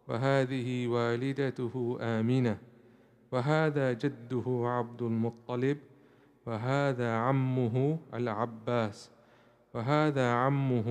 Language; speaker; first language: Arabic; non-native, fluent; English